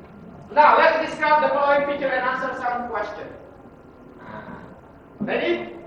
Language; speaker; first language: English; non-native, fluent; Indonesian